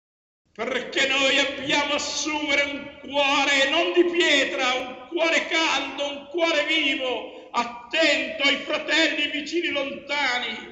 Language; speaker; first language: Italian; non-native, fluent; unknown